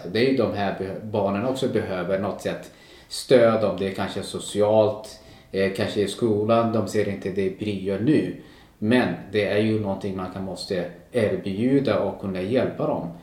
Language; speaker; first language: Swedish; non-native, local second language; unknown